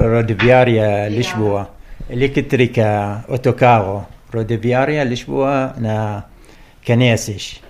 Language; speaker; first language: Portuguese; non-native, learner; Arabic